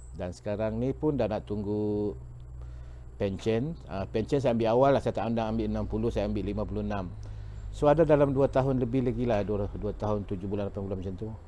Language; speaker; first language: Malay; non-native, local second language; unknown